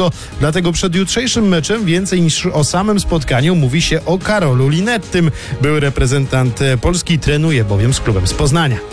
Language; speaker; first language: Polish; native; Polish